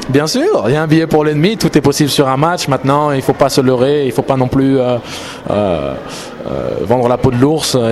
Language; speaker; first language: French; native; French